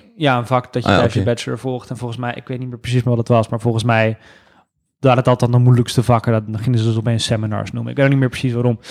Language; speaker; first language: Dutch; native; Dutch